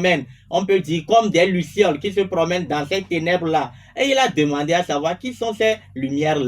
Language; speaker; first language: French; non-native, local second language; Ewe